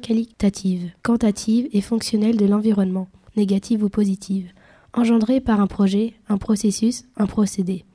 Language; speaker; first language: French; native; French